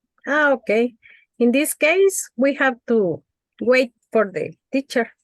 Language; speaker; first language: English; non-native, learner; Spanish